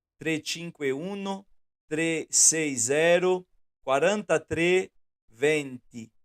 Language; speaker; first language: Italian; non-native, fluent; Portuguese